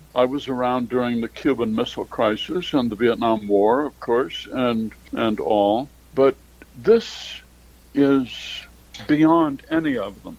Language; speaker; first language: English; native; English